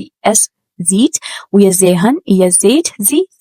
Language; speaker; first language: German; non-native, fluent; Urdu